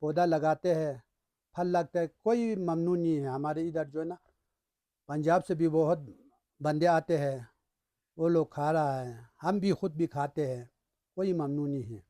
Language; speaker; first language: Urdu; non-native, local second language; Balti